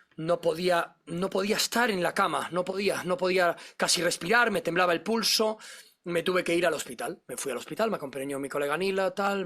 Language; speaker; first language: Spanish; native; Spanish